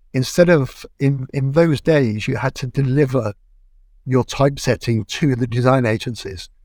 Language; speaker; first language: English; native; English